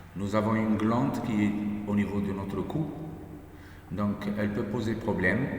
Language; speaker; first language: French; non-native, local second language; Arabic